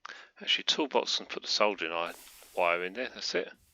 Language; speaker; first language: English; native; English